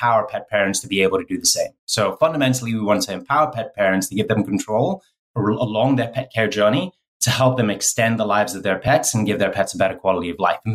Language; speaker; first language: English; native; English